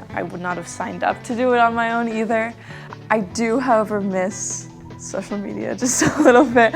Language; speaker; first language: English; native; English